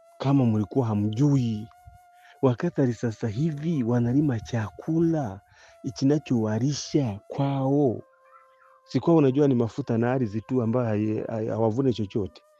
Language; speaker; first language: Swahili; non-native, local second language; Kinyarwanda